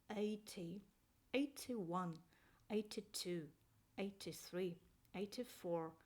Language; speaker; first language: English; non-native, fluent; Azerbaijani